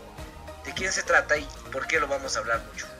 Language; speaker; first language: Spanish; native; Spanish